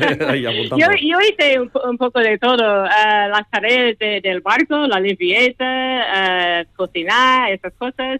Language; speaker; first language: Spanish; non-native, fluent; English